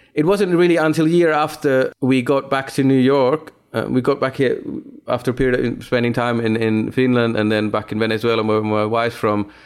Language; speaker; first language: English; non-native, fluent; Finnish